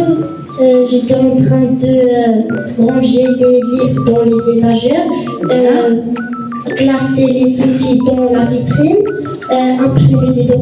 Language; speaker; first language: French; non-native, learner; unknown